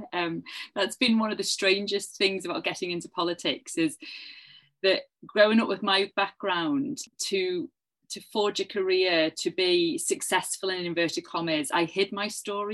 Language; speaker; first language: English; native; English